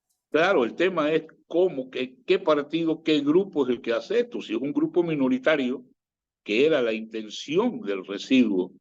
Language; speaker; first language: Spanish; native; Spanish